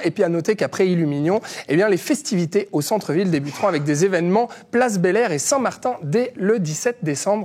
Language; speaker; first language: French; native; French